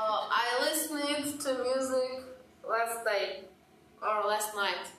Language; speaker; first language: English; non-native, learner; Turkish